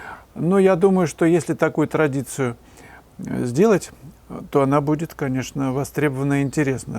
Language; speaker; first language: Russian; native; Russian